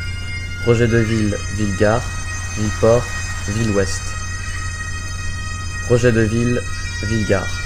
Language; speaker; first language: French; native; French